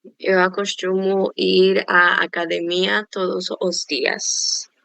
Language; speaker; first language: Portuguese; non-native, learner; Spanish